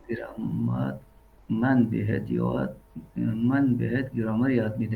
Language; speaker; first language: Persian; non-native, learner; Urdu